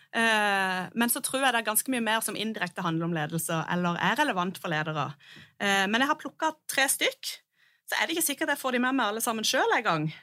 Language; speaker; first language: Norwegian; native; Norwegian